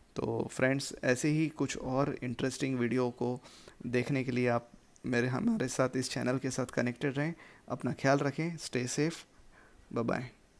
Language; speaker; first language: Hindi; native; Hindi